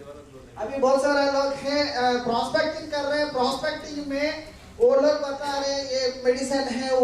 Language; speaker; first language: Hindi; non-native, local second language; Tamil